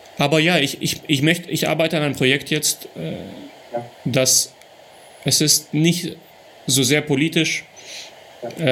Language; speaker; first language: German; early bilingual, other home language; Russian